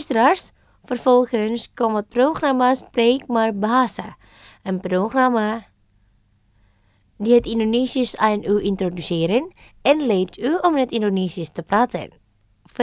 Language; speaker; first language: Dutch; non-native, learner; Indonesian